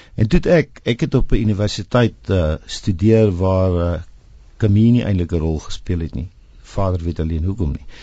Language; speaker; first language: Afrikaans; non-native, local second language; English